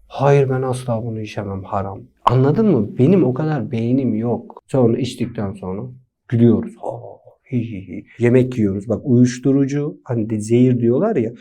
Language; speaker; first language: Turkish; native; Turkish